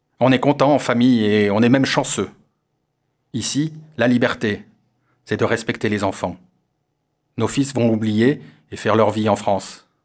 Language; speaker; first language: French; non-native, learner; Armenian